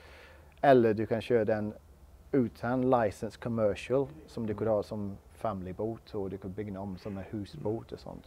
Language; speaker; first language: Swedish; non-native, learner; English